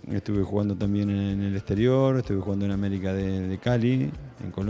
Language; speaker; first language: Portuguese; non-native, learner; Spanish